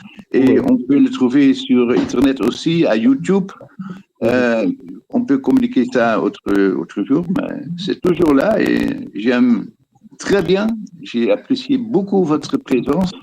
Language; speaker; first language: French; non-native, fluent; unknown